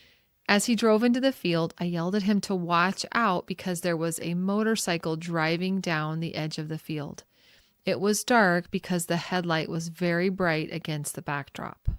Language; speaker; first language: English; native; English